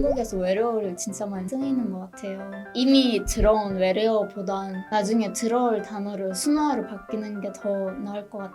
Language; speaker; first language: Korean; non-native, fluent; Turkish